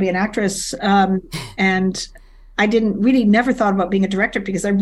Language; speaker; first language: English; native; English